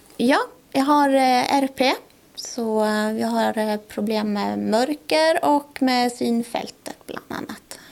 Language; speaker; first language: Swedish; native; Swedish